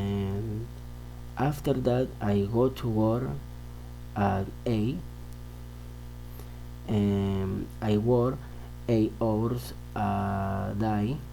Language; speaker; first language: English; non-native, learner; Spanish